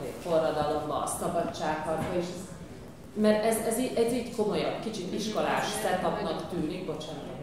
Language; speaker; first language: Hungarian; early bilingual, heritage; Hungarian